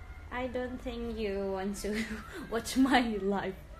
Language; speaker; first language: English; non-native, learner; Indonesian